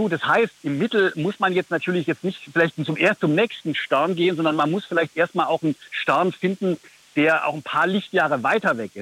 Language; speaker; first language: German; native; German